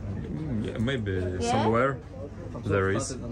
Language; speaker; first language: English; non-native, learner; Russian